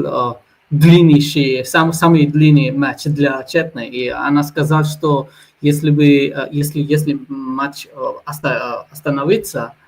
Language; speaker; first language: Russian; non-native, learner; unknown